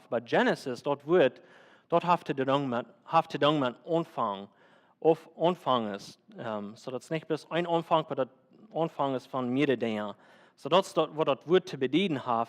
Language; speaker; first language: German; non-native, learner; Plautdietsch